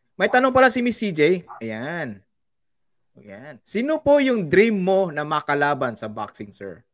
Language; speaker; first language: Filipino; non-native, local second language; Cebuano